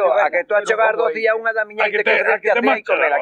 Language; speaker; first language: Spanish; non-native, local second language; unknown